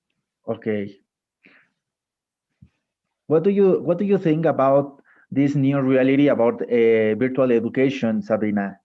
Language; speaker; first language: English; non-native, fluent; Spanish